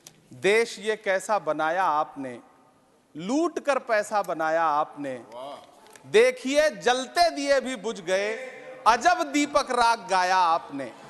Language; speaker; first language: Hindi; native; Hindi